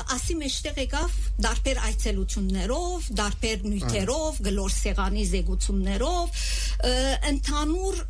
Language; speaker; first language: Armenian; native; Armenian